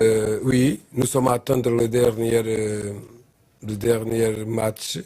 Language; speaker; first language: French; non-native, learner; Portuguese